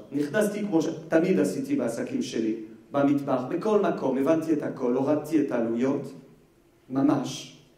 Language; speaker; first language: Hebrew; non-native, fluent; French